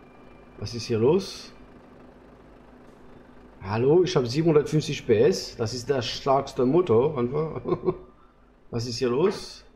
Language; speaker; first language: German; non-native, fluent; French